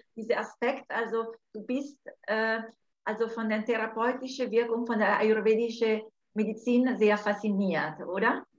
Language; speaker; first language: German; non-native, fluent; Italian